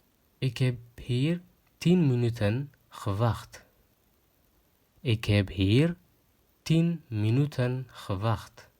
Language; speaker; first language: Dutch; non-native, fluent; Tigrinya